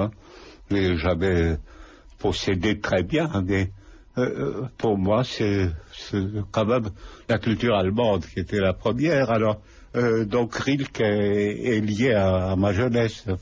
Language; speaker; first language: French; non-native, fluent; Lithuanian